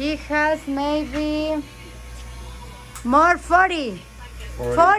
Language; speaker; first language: English; non-native, learner; Spanish